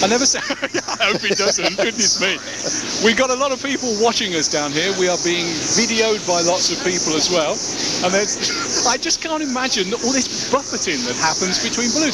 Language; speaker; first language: English; native; English